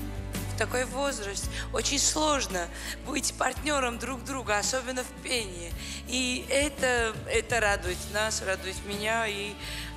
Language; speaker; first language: Russian; non-native, fluent; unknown